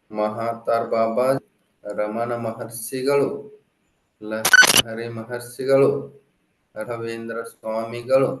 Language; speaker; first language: Kannada; native; Kannada